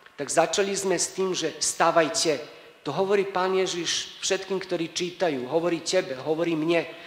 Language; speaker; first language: Slovak; native; Slovak